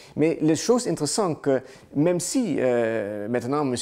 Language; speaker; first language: French; non-native, learner; Dutch